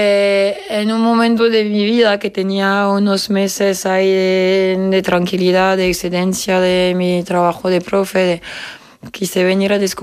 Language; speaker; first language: Spanish; non-native, fluent; French